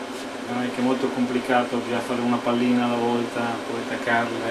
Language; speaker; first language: Italian; native; Italian